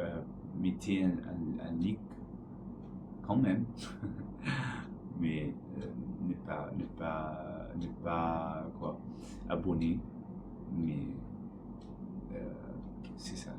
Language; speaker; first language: French; non-native, learner; Arabic